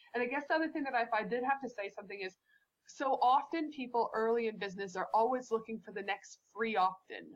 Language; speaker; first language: English; native; English